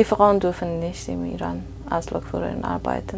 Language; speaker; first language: German; non-native, fluent; Persian